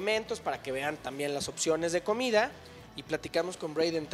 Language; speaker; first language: Spanish; native; Spanish